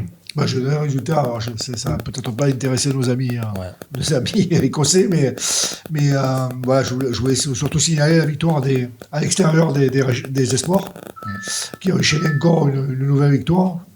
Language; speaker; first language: French; native; French